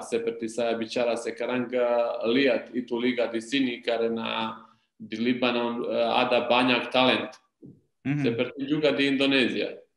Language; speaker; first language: Indonesian; non-native, learner; Serbian